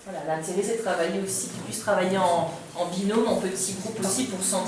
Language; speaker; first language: French; native; French